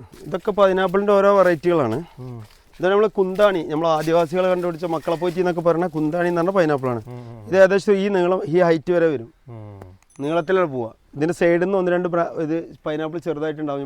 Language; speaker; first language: Malayalam; native; Malayalam